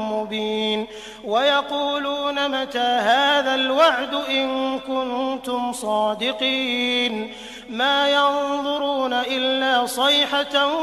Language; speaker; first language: Arabic; native; Arabic